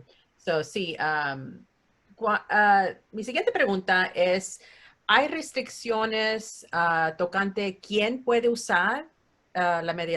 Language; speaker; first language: Spanish; early bilingual, heritage; Spanish